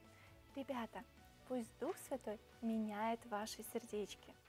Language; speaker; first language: Russian; native; Russian